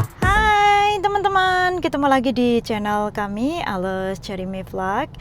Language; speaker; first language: Indonesian; native; Indonesian